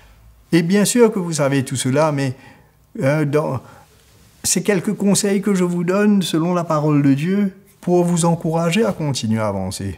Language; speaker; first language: French; native; French